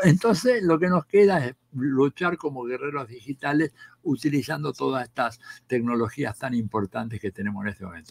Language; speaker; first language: Spanish; native; Spanish